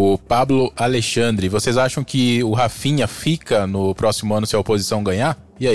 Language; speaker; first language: Portuguese; native; Portuguese